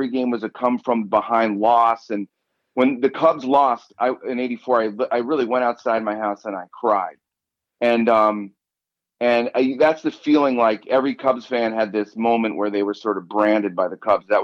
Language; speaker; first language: English; native; English